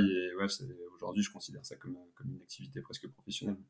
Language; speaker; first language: French; native; French